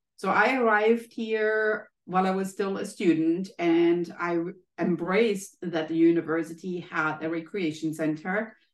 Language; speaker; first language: English; non-native, fluent; German